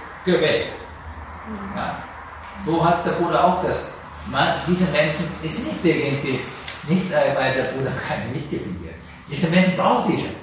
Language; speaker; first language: German; non-native, learner; Sinhala